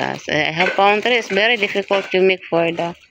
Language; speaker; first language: English; non-native, learner; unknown